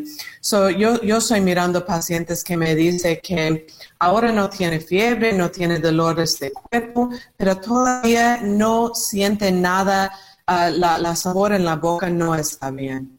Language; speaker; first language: Spanish; non-native, learner; English